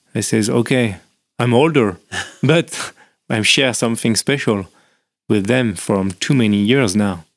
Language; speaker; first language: English; non-native, learner; French